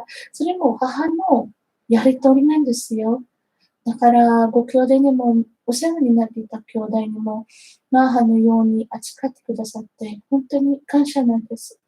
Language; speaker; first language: Japanese; non-native, fluent; Filipino